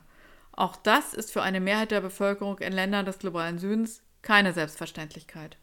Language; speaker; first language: German; native; German